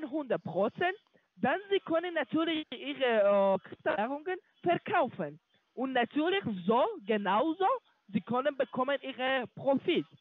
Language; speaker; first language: German; non-native, learner; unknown